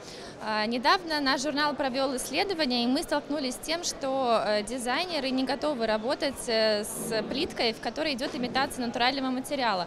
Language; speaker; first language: Russian; native; Russian